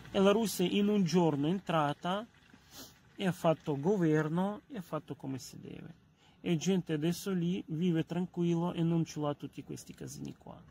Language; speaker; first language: Italian; non-native, fluent; Ukrainian